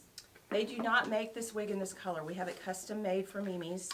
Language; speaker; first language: English; native; English